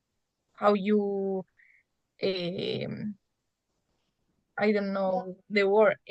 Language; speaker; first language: English; non-native, learner; Spanish